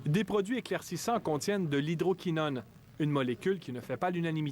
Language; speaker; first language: French; native; French